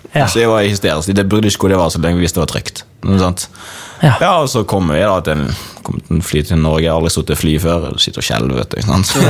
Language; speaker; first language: Norwegian; early bilingual, other home language; Swahili